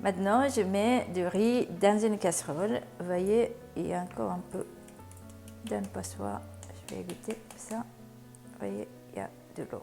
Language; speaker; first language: French; non-native, learner; Japanese